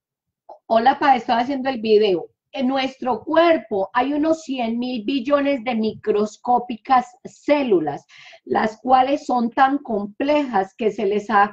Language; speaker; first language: Spanish; native; Spanish